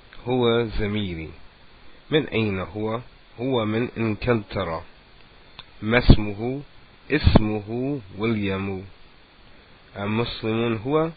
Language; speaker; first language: Arabic; non-native, fluent; English